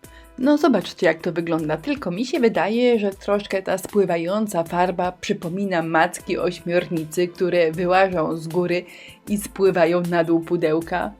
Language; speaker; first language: Polish; native; Polish